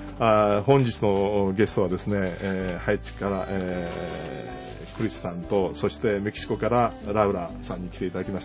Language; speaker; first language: Japanese; native; Japanese